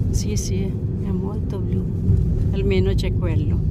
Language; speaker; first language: Italian; non-native, fluent; Filipino